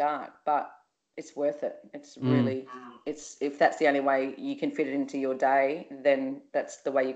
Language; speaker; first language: English; native; English